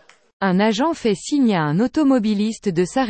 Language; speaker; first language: French; native; French